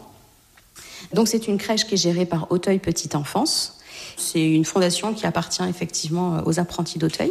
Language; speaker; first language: French; native; French